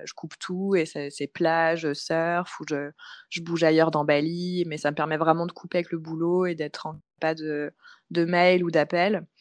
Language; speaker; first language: French; native; French